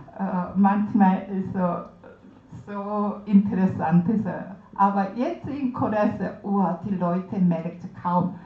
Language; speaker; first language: German; non-native, learner; Korean